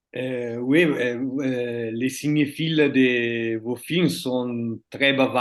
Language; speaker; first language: French; non-native, fluent; Italian